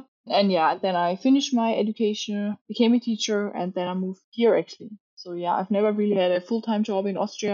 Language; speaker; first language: English; non-native, fluent; German